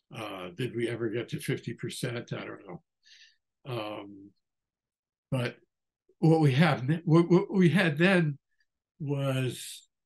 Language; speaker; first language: English; native; English